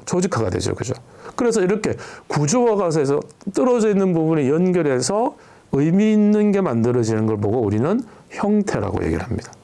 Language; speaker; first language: Korean; native; Korean